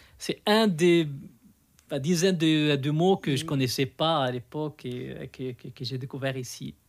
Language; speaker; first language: French; non-native, fluent; Arabic